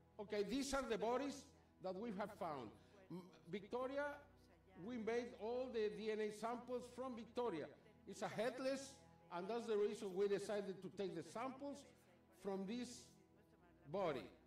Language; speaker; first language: English; non-native, fluent; Spanish